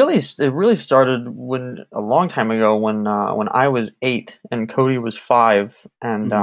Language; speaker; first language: English; native; English